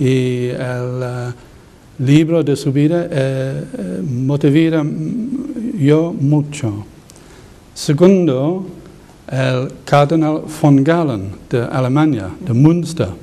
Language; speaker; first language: Spanish; non-native, learner; English